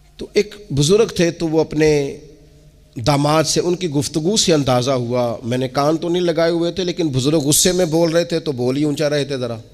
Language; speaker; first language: Urdu; non-native, local second language; Punjabi